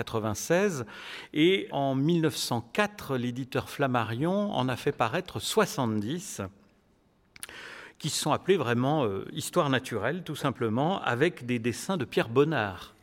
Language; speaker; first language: French; native; French